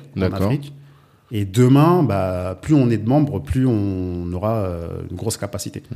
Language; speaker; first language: French; native; French